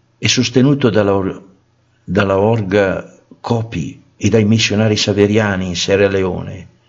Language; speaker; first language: Italian; native; Italian